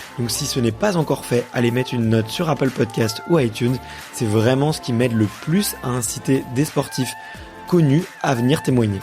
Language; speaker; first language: French; native; French